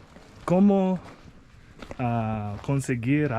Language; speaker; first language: Spanish; non-native, learner; English